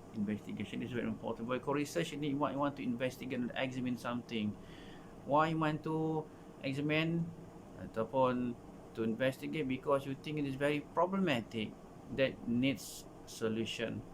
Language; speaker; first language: English; non-native, local second language; Malay